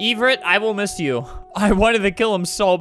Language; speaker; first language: English; native; English